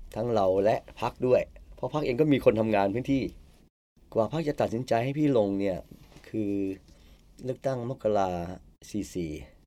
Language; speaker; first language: Thai; native; Thai